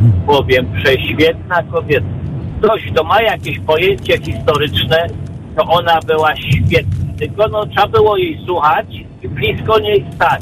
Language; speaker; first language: Polish; native; Polish